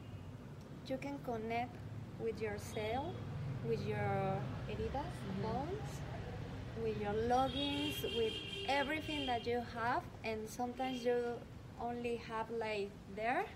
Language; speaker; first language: English; non-native, learner; Spanish